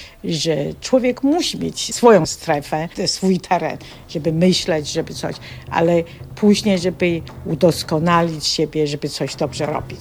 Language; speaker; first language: Polish; non-native, fluent; Chinese